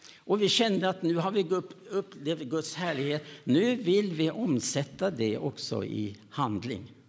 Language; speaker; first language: Swedish; native; Swedish